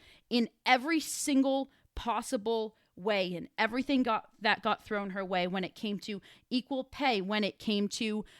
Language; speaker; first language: English; native; English